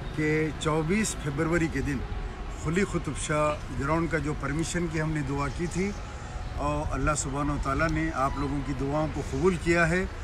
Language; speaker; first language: Urdu; native; Urdu